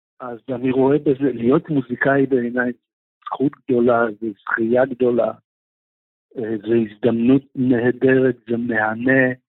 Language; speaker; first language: Hebrew; non-native, fluent; Russian